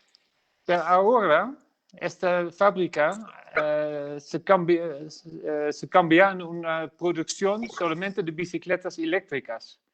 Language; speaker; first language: Spanish; non-native, learner; Dutch